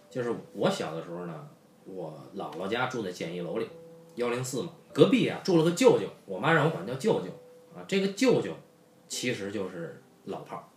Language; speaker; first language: Chinese; native; Chinese